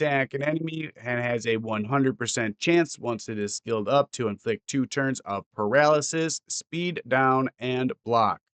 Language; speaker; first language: English; native; English